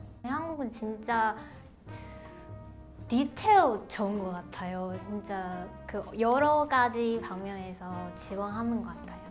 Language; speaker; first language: Korean; non-native, fluent; Chinese